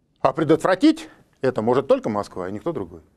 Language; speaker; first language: Russian; native; Russian